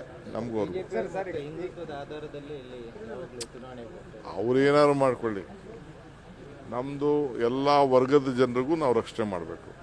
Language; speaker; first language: Kannada; native; Kannada